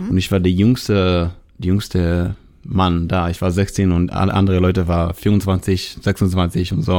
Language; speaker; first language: German; non-native, learner; Hebrew